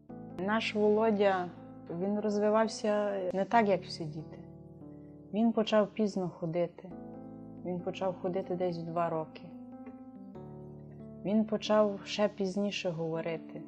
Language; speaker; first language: Ukrainian; native; Ukrainian